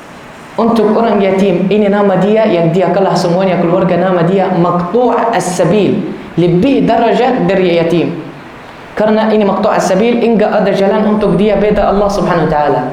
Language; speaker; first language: Indonesian; non-native, learner; Arabic